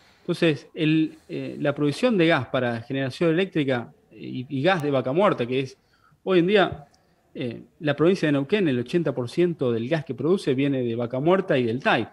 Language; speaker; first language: Spanish; native; Spanish